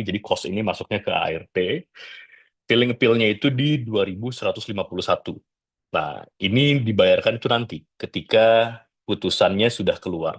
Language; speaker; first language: Indonesian; native; Indonesian